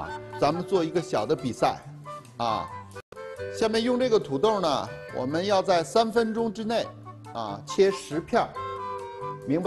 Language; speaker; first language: Chinese; native; Chinese